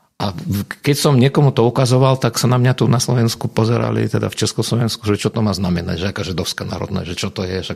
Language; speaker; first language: Slovak; non-native, fluent; Russian